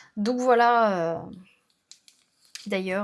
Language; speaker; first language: French; native; French